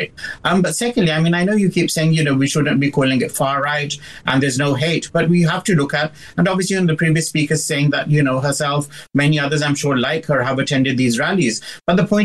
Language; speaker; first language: English; native; English